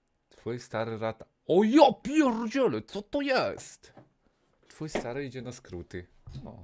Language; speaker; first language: Polish; native; Polish